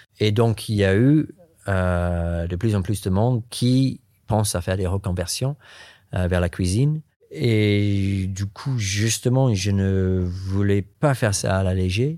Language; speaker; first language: French; non-native, fluent; English